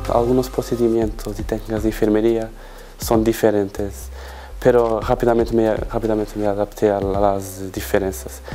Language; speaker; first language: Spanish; non-native, fluent; Portuguese